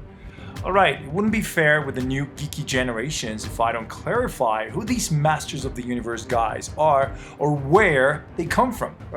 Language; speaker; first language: English; non-native, fluent; Spanish